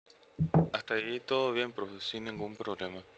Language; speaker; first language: Spanish; native; Spanish